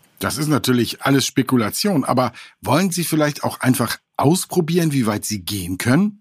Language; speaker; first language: German; native; German